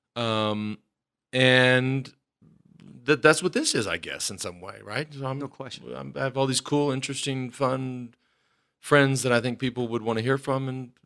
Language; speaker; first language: English; native; English